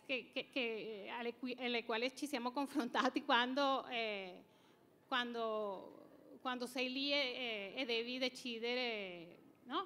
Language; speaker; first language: Italian; non-native, fluent; Spanish